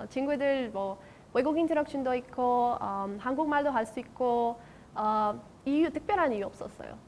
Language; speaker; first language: Korean; non-native, learner; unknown